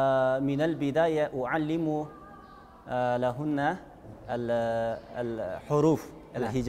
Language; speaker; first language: Arabic; non-native, learner; Chinese